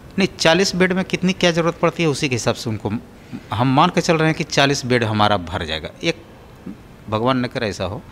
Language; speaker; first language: Hindi; native; Hindi